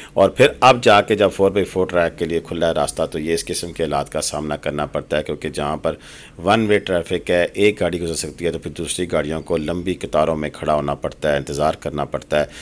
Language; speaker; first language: Urdu; non-native, local second language; Pahari-Potwari